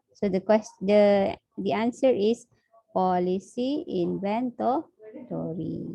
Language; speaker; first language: English; non-native, local second language; Malay